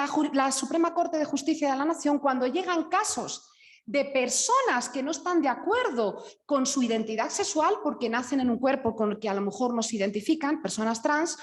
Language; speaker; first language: Spanish; native; Spanish